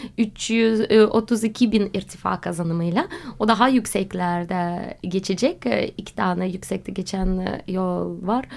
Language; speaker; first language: Turkish; non-native, fluent; Russian